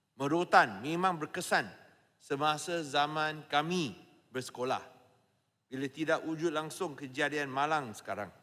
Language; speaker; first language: Malay; non-native, local second language; Chinese